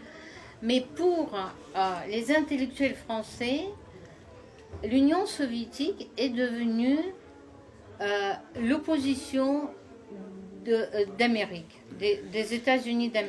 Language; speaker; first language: French; non-native, fluent; Russian